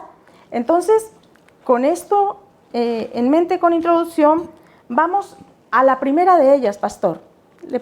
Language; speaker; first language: Spanish; native; Spanish